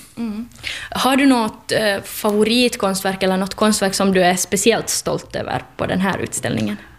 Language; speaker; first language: Swedish; native; Swedish